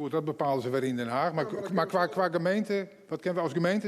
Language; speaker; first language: Dutch; non-native, local second language; Western Frisian